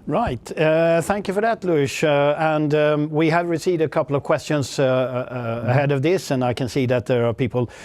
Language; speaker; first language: English; non-native, fluent; Swedish